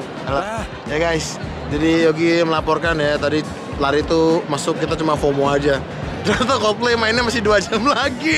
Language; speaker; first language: Indonesian; native; Indonesian